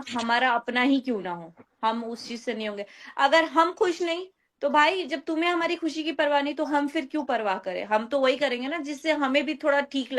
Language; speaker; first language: Hindi; native; Hindi